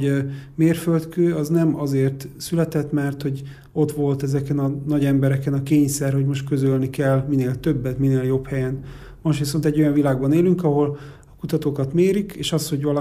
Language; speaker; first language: Hungarian; native; Hungarian